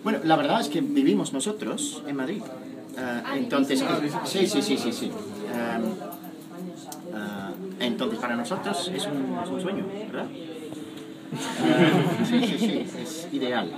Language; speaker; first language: Spanish; non-native, fluent; English